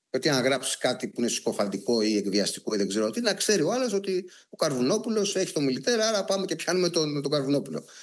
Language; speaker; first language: Greek; native; Greek